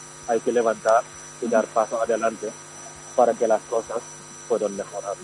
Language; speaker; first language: Spanish; non-native, fluent; Wolof